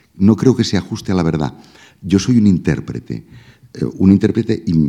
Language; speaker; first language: Spanish; native; Spanish